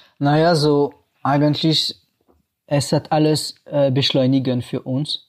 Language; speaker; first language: German; non-native, fluent; French